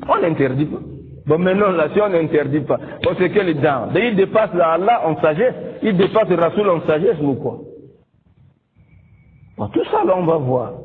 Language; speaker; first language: French; non-native, local second language; Lingala